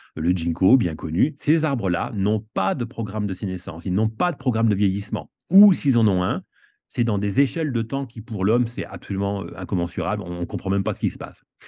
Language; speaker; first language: French; native; French